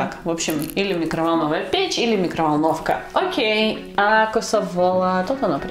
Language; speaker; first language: Russian; native; Russian